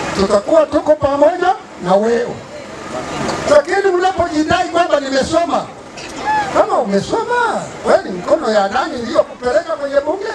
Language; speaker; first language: Swahili; non-native, local second language; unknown